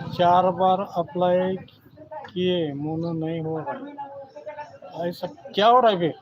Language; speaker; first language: Hindi; non-native, local second language; Marathi